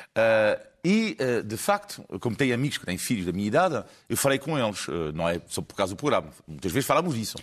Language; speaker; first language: Portuguese; non-native, fluent; French